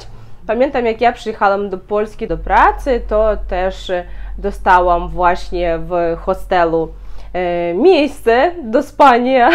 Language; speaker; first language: Polish; non-native, fluent; Ukrainian